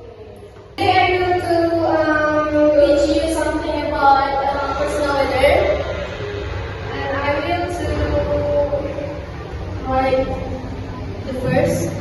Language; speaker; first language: English; non-native, learner; Indonesian